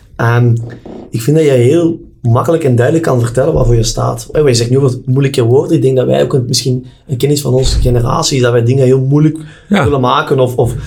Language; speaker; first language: Dutch; native; Dutch